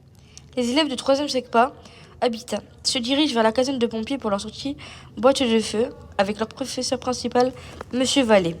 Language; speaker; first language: French; native; French